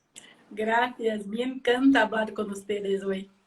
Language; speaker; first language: Spanish; non-native, learner; Portuguese